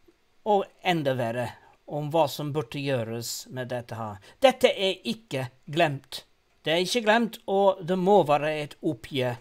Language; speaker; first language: Norwegian; non-native, fluent; English